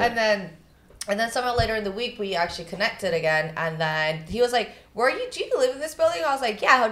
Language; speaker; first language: English; non-native, local second language; Cantonese